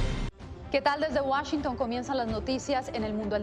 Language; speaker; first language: Spanish; native; Spanish